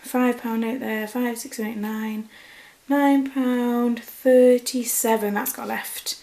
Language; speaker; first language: English; native; English